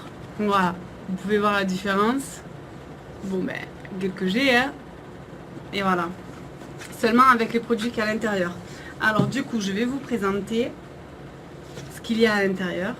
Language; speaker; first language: French; native; French